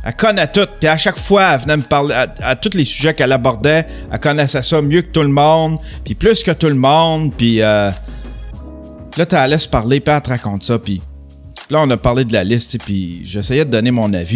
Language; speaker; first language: French; native; French